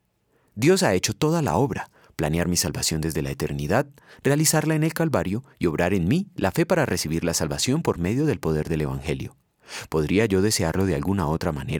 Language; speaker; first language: Spanish; native; Spanish